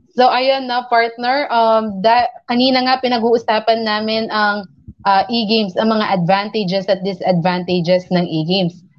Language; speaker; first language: Filipino; non-native, local second language; Pampanga